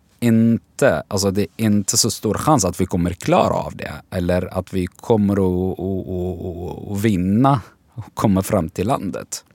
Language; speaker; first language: Swedish; non-native, fluent; Arabic